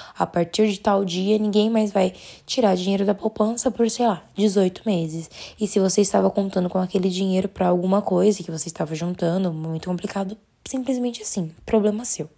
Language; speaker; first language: Portuguese; native; Portuguese